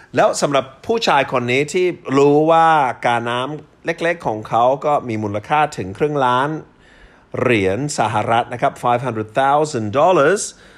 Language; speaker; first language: Thai; non-native, fluent; English